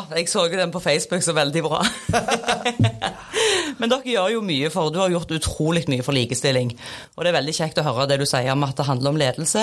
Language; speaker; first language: Norwegian; native; Norwegian